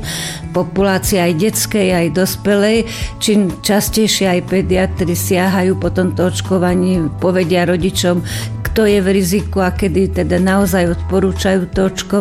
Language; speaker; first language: Slovak; native; Slovak